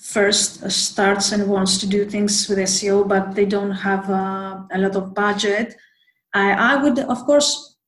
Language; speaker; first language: English; non-native, fluent; Greek